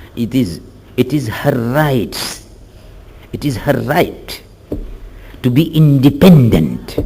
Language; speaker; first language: English; non-native, local second language; Urdu